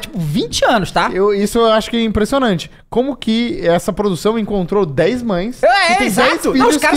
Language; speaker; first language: Portuguese; native; Portuguese